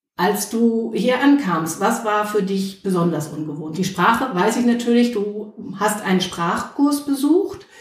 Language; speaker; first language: German; native; German